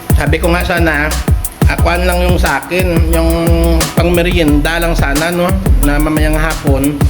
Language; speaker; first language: Filipino; non-native, local second language; Hiligaynon